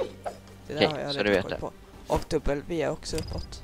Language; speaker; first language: Swedish; native; Swedish